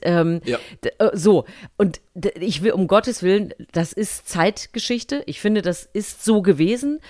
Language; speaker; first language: German; native; German